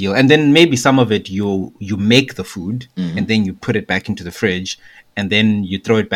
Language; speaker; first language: English; non-native, local second language; Shona